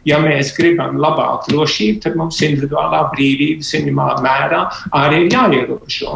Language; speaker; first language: Latvian; early bilingual, heritage; Latvian